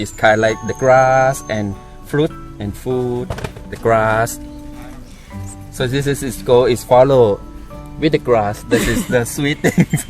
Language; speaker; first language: English; non-native, learner; Thai